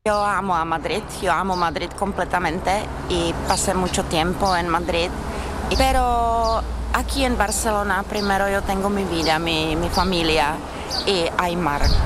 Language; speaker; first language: Spanish; non-native, fluent; Czech